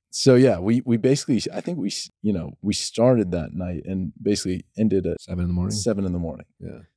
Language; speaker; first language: English; native; English